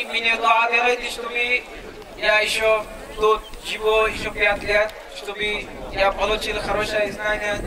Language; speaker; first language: Russian; non-native, learner; Bangla